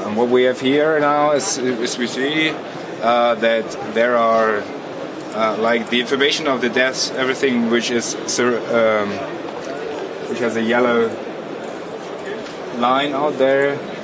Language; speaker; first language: English; non-native, fluent; German